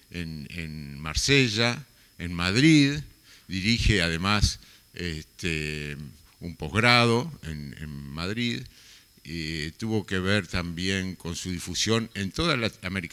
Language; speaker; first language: Spanish; native; Spanish